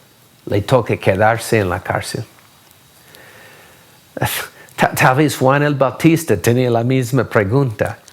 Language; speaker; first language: Spanish; non-native, fluent; English